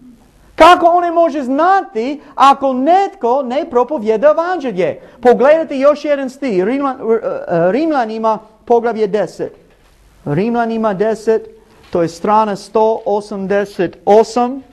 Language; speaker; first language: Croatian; non-native, learner; English